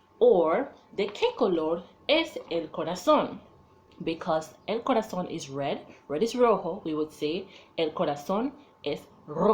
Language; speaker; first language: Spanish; non-native, fluent; English